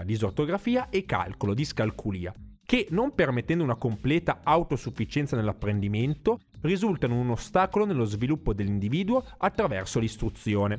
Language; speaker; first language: Italian; native; Italian